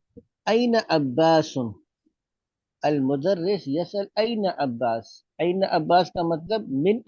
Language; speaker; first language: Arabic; non-native, fluent; Urdu